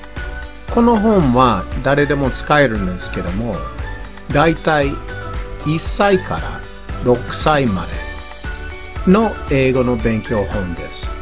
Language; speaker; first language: Japanese; non-native, fluent; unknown